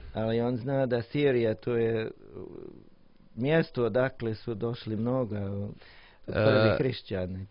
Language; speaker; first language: Croatian; non-native, learner; English